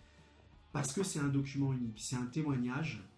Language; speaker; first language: French; native; French